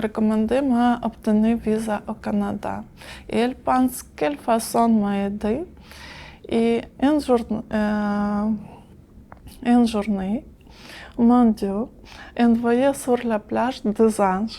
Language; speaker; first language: French; non-native, learner; Ukrainian